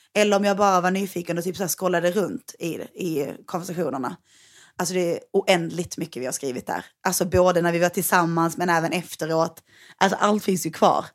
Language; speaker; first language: Swedish; native; Swedish